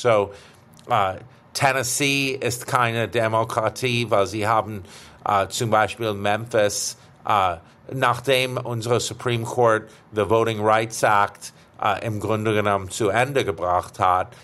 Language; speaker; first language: German; non-native, fluent; English